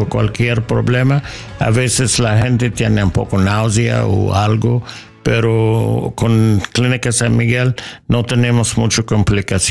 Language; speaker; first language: Spanish; non-native, learner; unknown